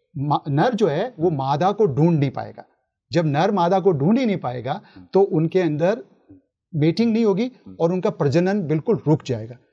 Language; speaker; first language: Hindi; native; Hindi